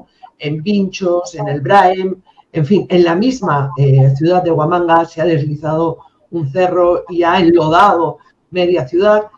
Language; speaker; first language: Spanish; native; Spanish